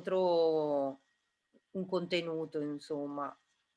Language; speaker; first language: Italian; native; Italian